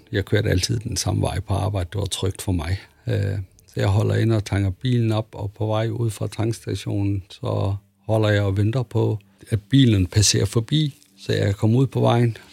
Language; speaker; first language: Danish; early bilingual, other home language; Arabic